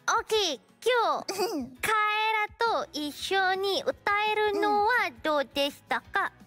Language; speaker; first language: Japanese; non-native, fluent; Indonesian